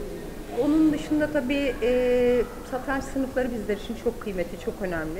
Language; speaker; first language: Turkish; native; Turkish